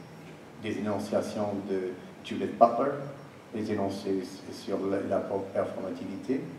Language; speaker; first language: French; non-native, fluent; English